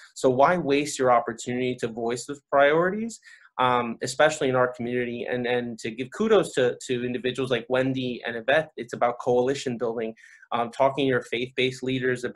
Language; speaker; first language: English; early bilingual, other home language; Spanish